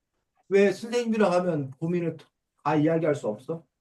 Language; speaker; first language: Korean; native; Korean